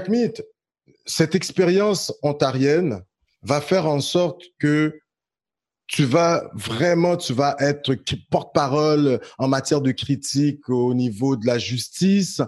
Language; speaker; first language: French; native; French